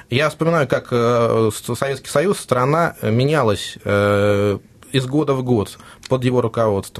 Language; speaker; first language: Russian; native; Russian